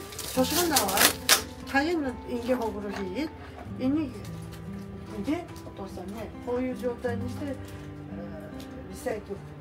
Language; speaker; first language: Mongolian; non-native, fluent; Japanese